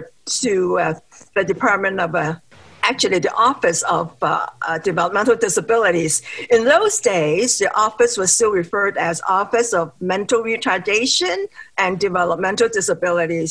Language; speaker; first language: English; non-native, local second language; Cantonese